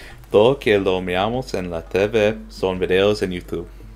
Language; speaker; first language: Spanish; non-native, learner; English